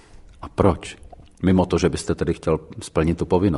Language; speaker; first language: Czech; native; Czech